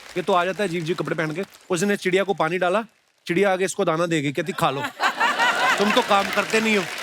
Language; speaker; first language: Hindi; non-native, local second language; Punjabi